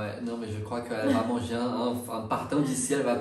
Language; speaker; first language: French; non-native, fluent; Portuguese